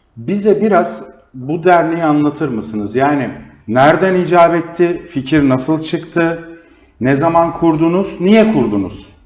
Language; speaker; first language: Turkish; native; Turkish